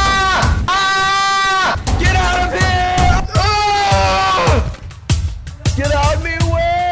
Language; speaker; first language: English; native; English